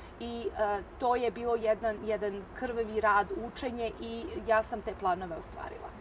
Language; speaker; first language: Serbian; native; Serbian